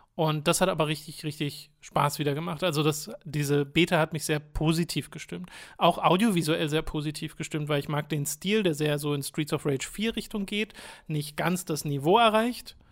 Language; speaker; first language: German; native; German